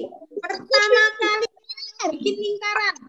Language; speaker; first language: Indonesian; native; Indonesian